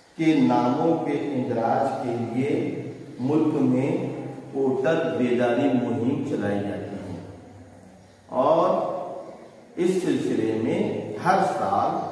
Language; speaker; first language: Urdu; native; Urdu